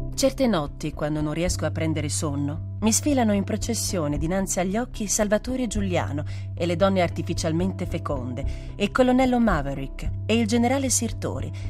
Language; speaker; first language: Italian; native; Italian